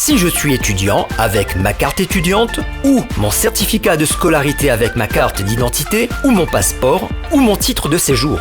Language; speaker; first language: French; native; French